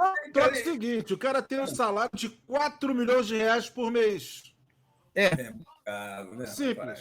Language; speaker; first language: Portuguese; native; Portuguese